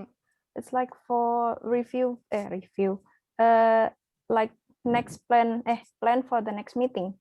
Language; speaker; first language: English; non-native, fluent; Indonesian